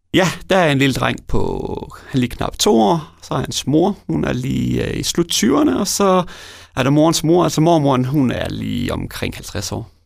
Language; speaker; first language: Danish; native; Danish